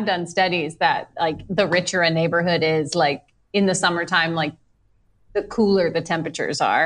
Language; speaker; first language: English; native; English